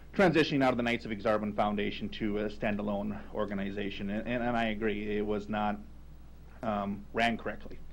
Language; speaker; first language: English; native; English